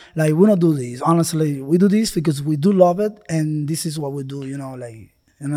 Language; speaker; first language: English; non-native, fluent; Spanish